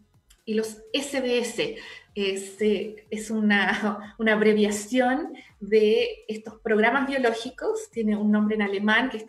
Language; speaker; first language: Spanish; native; Spanish